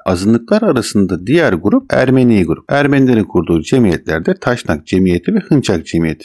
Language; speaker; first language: Turkish; native; Turkish